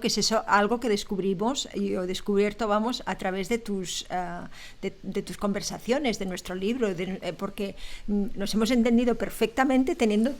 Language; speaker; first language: Spanish; native; Spanish